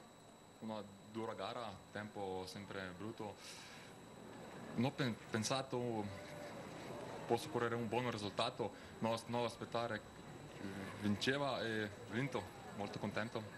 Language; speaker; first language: Italian; non-native, learner; Slovenian